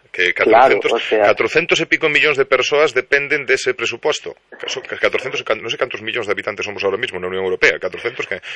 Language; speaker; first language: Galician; native; Galician